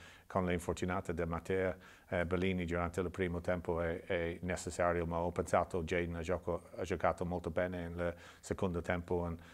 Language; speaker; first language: Italian; non-native, learner; English